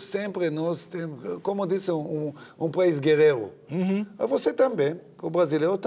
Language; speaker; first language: Portuguese; non-native, learner; Hebrew